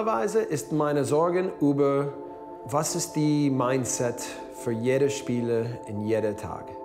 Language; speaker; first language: German; non-native, learner; English